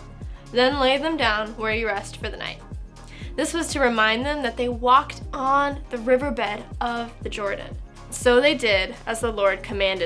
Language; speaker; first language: English; native; English